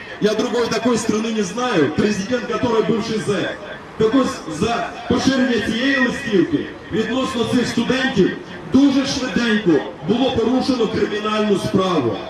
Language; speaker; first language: Ukrainian; native; Ukrainian